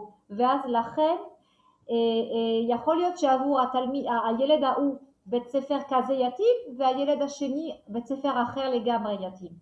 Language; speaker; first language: Hebrew; non-native, fluent; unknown